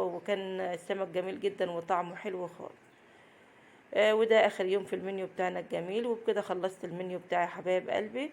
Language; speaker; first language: Arabic; native; Arabic